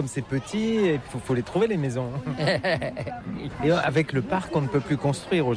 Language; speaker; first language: French; native; French